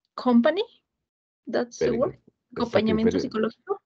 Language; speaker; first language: English; non-native, learner; Spanish